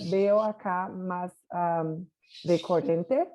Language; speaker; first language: Spanish; non-native, learner; Portuguese